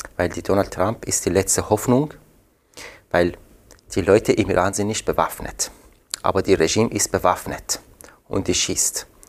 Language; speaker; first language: German; non-native, fluent; Persian